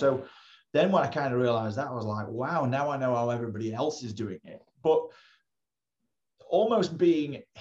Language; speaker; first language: English; native; English